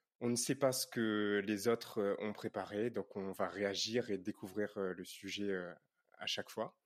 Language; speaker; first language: French; native; French